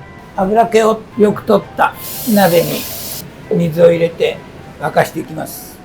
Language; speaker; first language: Japanese; native; Japanese